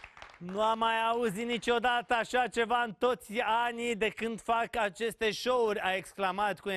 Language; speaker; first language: Romanian; native; Romanian